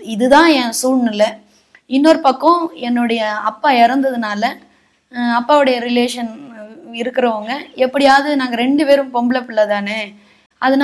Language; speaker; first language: Tamil; native; Tamil